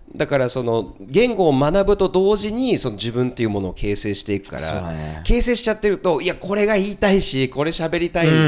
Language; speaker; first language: Japanese; native; Japanese